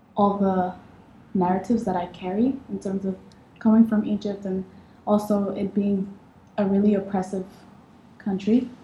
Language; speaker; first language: English; non-native, fluent; Arabic